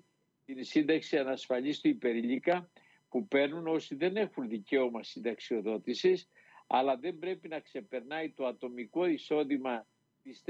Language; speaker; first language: Greek; native; Greek